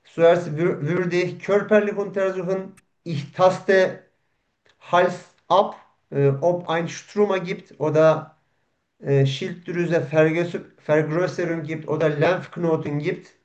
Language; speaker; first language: German; non-native, fluent; Turkish